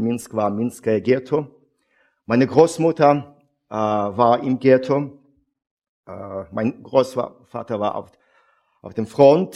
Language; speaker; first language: German; non-native, fluent; Russian